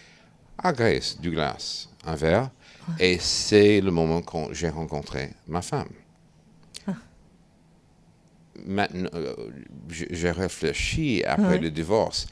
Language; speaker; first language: French; non-native, fluent; English